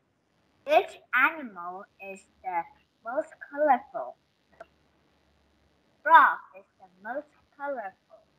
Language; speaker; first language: English; non-native, learner; Korean